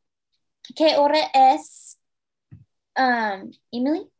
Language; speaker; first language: Spanish; non-native, learner; English